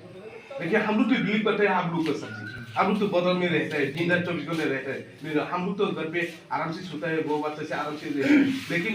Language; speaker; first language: Hindi; non-native, local second language; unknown